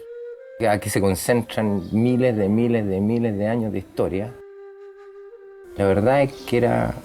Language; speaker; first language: Spanish; native; Spanish